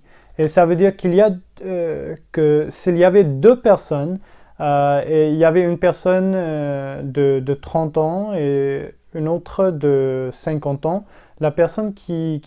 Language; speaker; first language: French; non-native, learner; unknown